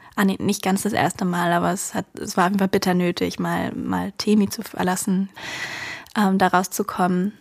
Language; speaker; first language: German; native; German